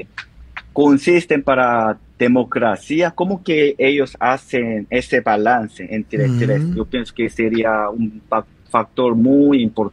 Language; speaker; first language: Spanish; non-native, learner; Korean